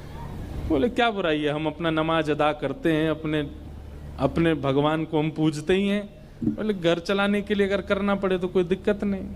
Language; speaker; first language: Hindi; native; Hindi